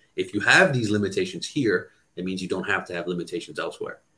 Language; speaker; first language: English; non-native, fluent; Portuguese